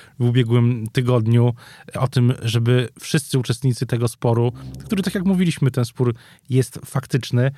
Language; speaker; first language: Polish; native; Polish